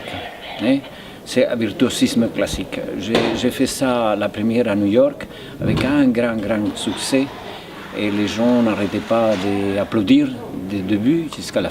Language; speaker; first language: French; non-native, fluent; Spanish